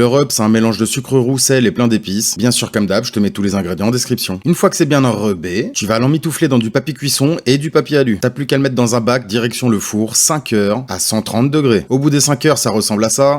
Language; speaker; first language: French; native; French